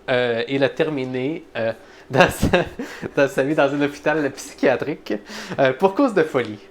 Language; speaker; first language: French; native; French